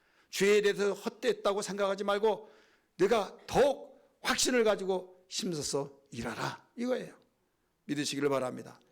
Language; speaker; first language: Korean; native; Korean